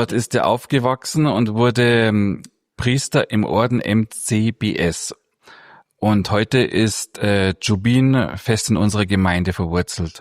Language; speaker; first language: German; native; German